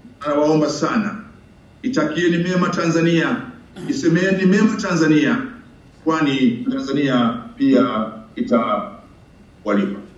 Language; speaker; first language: Swahili; native; Swahili